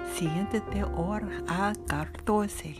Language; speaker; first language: Spanish; non-native, learner; English